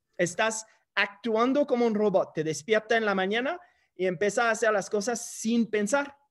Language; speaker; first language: Spanish; non-native, fluent; English